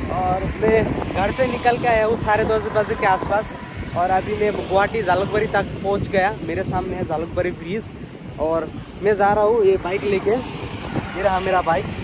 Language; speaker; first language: Hindi; non-native, local second language; Assamese